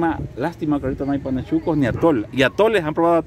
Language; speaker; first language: Spanish; native; Spanish